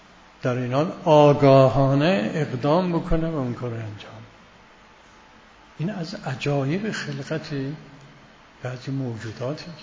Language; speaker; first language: Persian; native; Persian